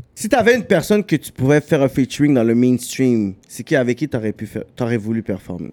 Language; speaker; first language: French; native; French